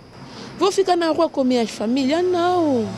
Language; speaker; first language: Portuguese; non-native, learner; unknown